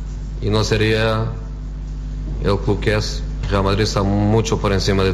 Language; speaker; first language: Spanish; non-native, fluent; Portuguese